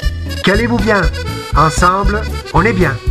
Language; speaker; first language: French; native; French